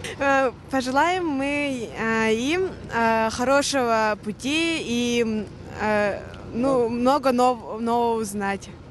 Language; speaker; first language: Russian; non-native, local second language; Yakut